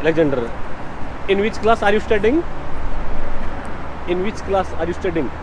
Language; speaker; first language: English; non-native, learner; Hindi